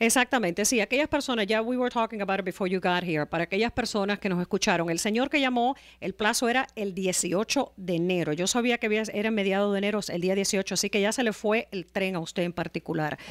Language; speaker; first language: Spanish; native; Spanish